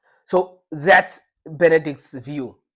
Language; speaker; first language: English; non-native, local second language; Zulu